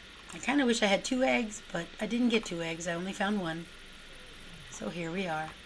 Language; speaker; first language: English; native; English